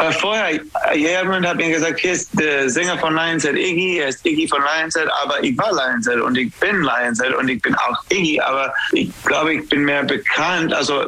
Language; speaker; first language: German; non-native, fluent; English